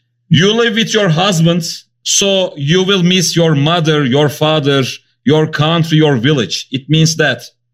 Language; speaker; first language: English; non-native, learner; Turkish